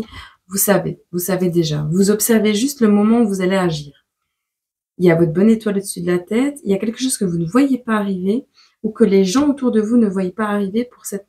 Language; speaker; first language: French; native; French